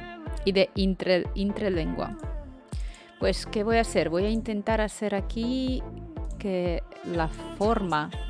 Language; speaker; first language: Spanish; non-native, fluent; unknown